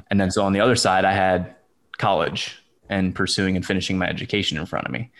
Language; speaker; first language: English; native; English